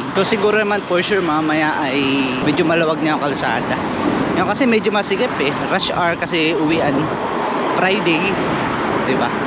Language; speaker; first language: Filipino; native; Filipino